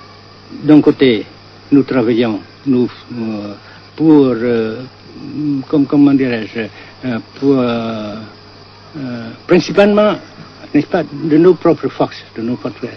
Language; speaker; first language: French; non-native, fluent; Vietnamese